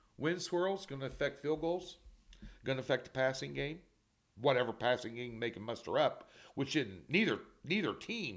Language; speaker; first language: English; native; English